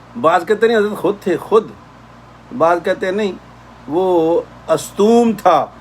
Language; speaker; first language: Urdu; native; Urdu